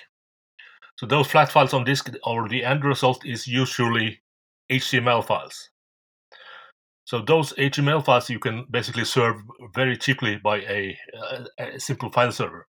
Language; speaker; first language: English; non-native, fluent; Norwegian